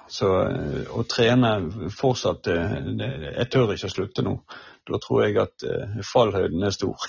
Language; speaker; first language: Norwegian; native; Norwegian